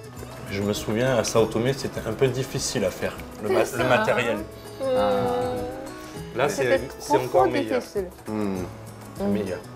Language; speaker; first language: French; native; French